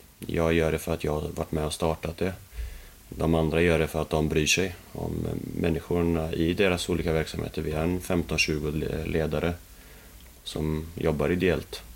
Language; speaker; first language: Swedish; early bilingual, other home language; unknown